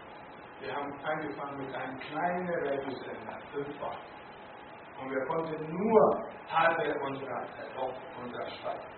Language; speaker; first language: German; non-native, fluent; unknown